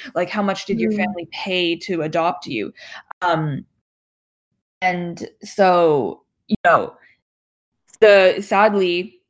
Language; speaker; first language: English; native; English